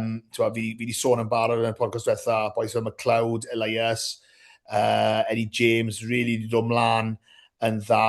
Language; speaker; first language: Welsh; native; Welsh